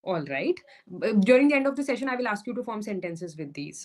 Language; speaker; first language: English; non-native, local second language; Hindi